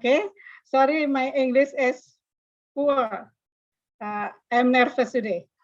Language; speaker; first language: English; non-native, learner; Indonesian